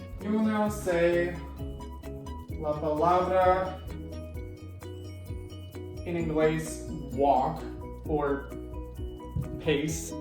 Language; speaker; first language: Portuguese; non-native, learner; English